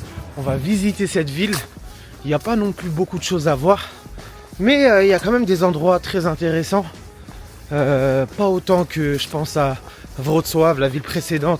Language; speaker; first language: French; native; French